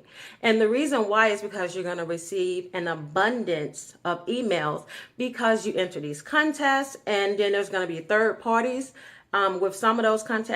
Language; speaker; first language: English; native; English